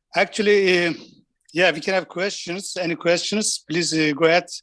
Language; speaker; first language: English; non-native, fluent; Turkish